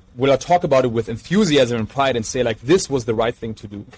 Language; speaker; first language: English; non-native, fluent; German